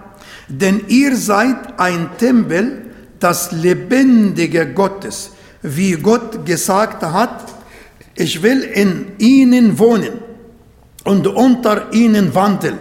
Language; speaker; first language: German; non-native, learner; Arabic